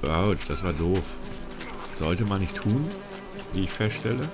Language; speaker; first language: German; native; German